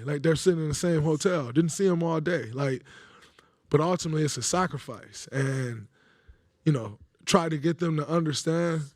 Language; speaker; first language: English; native; English